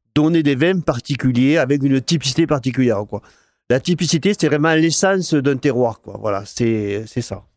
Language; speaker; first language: French; non-native, fluent; Spanish